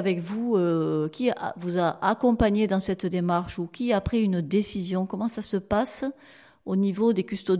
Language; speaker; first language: French; native; French